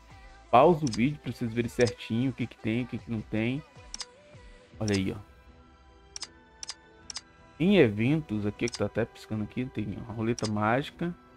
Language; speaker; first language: Portuguese; native; Portuguese